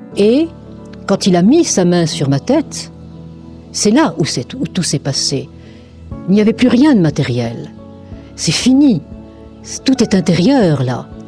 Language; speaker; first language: French; native; French